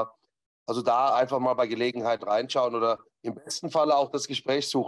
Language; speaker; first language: German; native; German